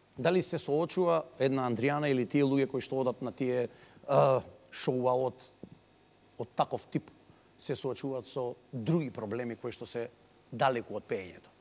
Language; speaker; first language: Macedonian; native; Macedonian